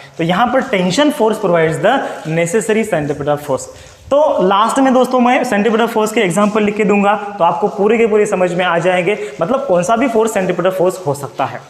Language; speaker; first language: Hindi; non-native, local second language; Marathi